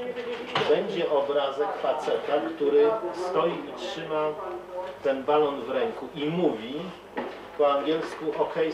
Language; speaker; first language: Polish; native; Polish